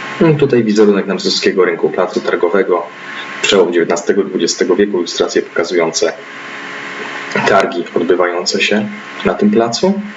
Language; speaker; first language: Polish; native; Polish